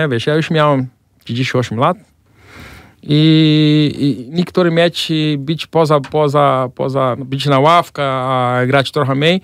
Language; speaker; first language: Polish; non-native, fluent; Portuguese